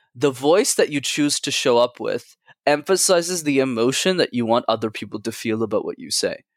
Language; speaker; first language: English; native; English